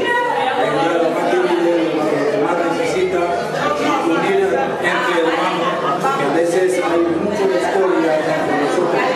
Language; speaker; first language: Spanish; non-native, fluent; Lingala